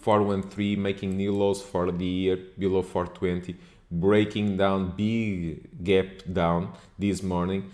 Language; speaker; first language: English; non-native, fluent; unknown